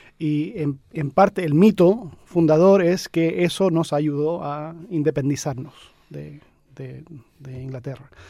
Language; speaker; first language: Spanish; early bilingual, other home language; English